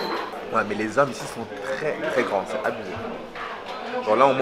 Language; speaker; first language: French; native; French